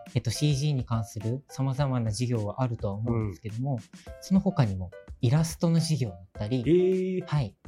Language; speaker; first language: Japanese; native; Japanese